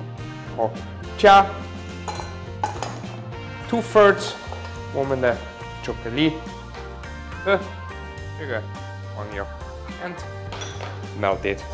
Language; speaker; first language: Chinese; non-native, learner; English